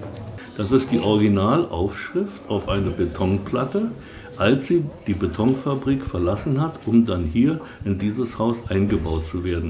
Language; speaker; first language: German; native; German